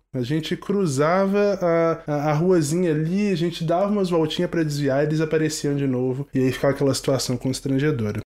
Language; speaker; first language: Portuguese; native; Portuguese